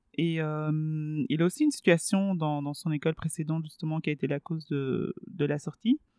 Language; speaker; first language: French; non-native, fluent; Swahili